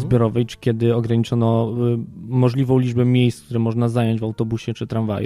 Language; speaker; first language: Polish; native; Polish